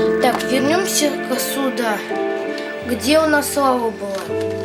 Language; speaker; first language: Russian; native; Russian